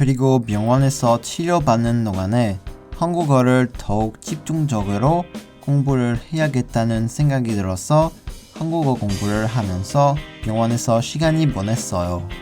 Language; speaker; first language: Korean; non-native, learner; French